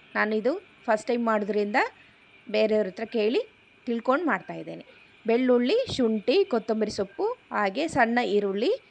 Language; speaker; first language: Kannada; non-native, local second language; Malayalam